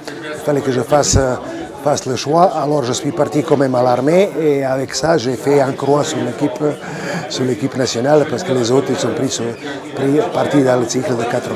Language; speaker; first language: French; non-native, fluent; Croatian